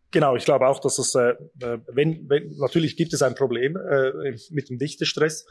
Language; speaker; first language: German; early bilingual, other home language; Albanian